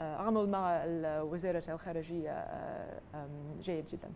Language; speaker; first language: Arabic; non-native, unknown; English